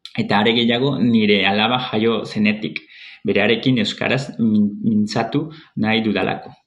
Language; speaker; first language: Basque; non-native, learner; Spanish